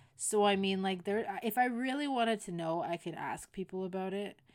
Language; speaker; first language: English; early bilingual, other home language; Spanish